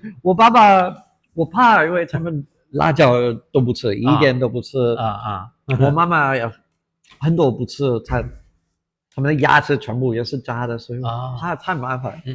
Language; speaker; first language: Chinese; non-native, fluent; English